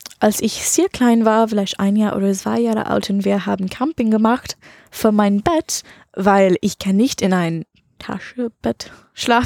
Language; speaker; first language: German; non-native, learner; English